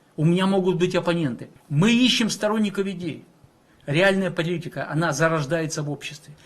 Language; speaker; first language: Russian; native; Russian